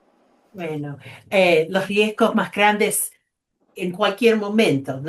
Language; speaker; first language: Spanish; non-native, fluent; English